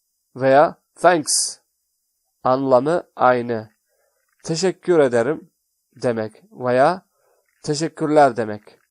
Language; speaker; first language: Turkish; non-native, fluent; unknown